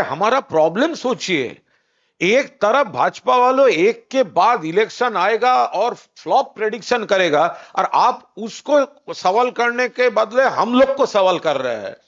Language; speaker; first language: Hindi; non-native, local second language; Bangla